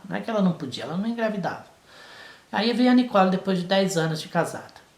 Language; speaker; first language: Portuguese; native; Portuguese